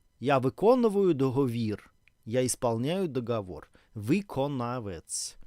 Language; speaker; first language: Ukrainian; non-native, learner; Russian